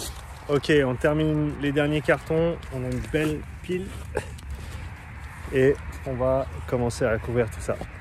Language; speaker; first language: French; native; French